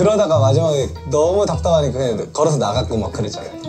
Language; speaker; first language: Korean; native; Korean